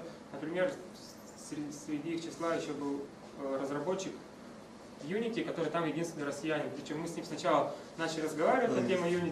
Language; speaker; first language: Russian; native; Russian